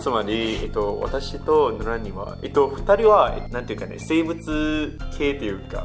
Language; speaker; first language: Japanese; non-native, fluent; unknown